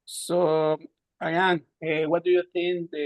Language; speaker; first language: English; non-native, learner; Spanish